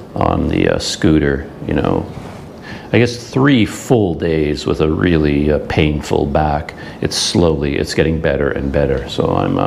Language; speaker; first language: English; native; English